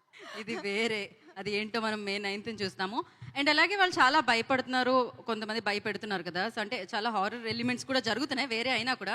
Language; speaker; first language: Telugu; native; Telugu